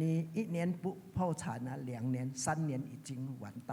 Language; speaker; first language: Chinese; early bilingual, heritage; Chinese